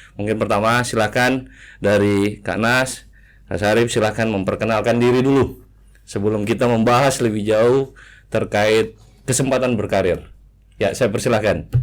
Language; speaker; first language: Indonesian; native; Indonesian